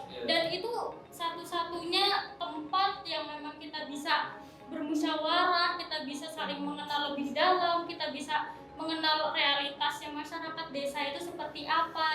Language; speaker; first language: Indonesian; native; Indonesian